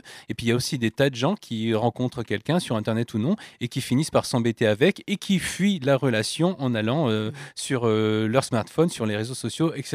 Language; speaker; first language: French; native; French